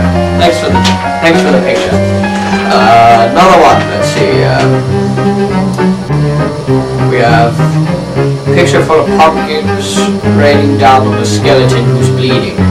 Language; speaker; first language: English; native; English